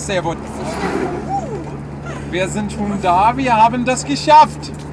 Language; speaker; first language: German; non-native, learner; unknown